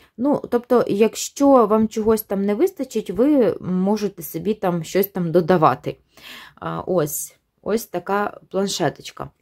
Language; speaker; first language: Ukrainian; non-native, local second language; Russian